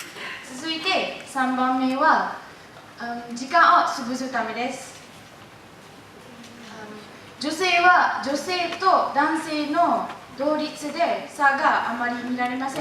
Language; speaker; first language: Japanese; non-native, learner; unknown